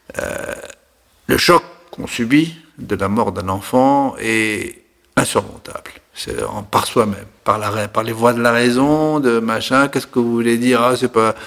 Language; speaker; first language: French; non-native, local second language; Arabic